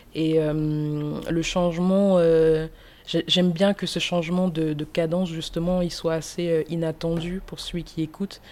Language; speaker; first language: French; early bilingual, other home language; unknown